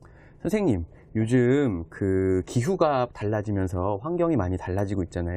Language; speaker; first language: Korean; native; Korean